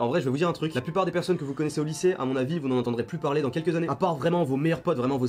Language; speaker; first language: French; native; French